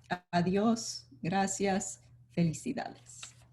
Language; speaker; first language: Spanish; early bilingual, heritage; Spanish